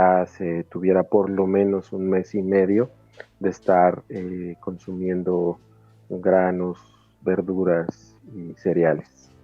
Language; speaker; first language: Spanish; native; Spanish